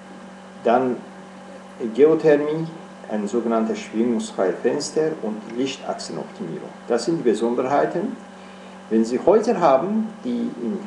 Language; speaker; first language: German; non-native, fluent; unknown